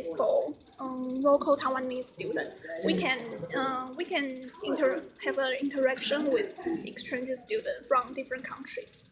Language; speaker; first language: English; non-native, learner; Chinese